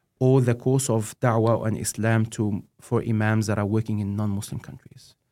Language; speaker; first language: English; non-native, fluent; Arabic